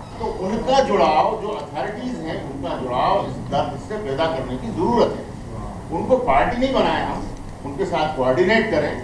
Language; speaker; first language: Hindi; native; Hindi